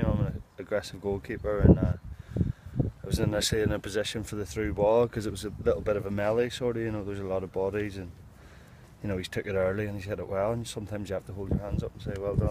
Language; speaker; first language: English; native; English